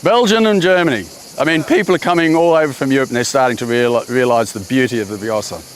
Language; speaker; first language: English; native; English